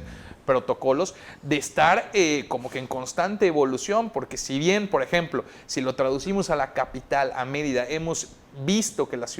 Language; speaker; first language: Spanish; native; Spanish